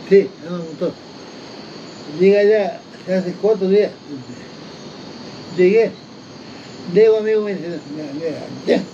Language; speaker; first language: Spanish; non-native, local second language; Quechua